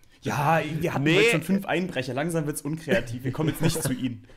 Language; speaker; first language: German; native; German